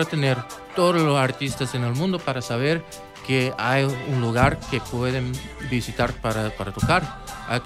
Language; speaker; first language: Spanish; early bilingual, heritage; English